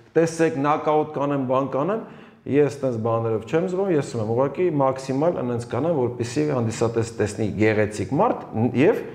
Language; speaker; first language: Armenian; native; Armenian